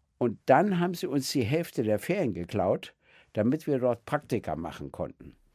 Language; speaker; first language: German; native; German